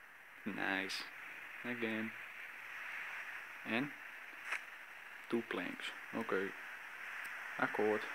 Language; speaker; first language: Dutch; native; Dutch